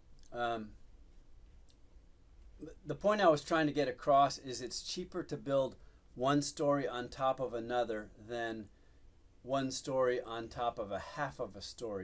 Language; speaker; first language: English; native; English